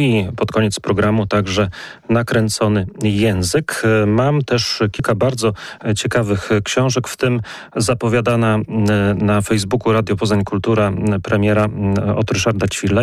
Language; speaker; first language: Polish; native; Polish